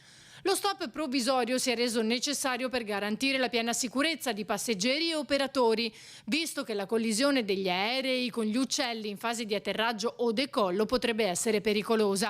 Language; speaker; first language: Italian; native; Italian